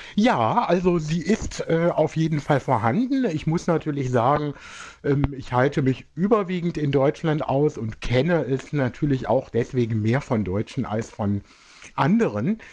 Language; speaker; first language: German; native; German